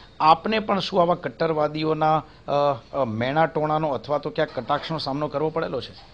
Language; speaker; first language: Gujarati; native; Gujarati